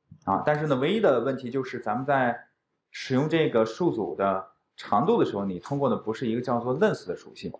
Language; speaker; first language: Chinese; native; Chinese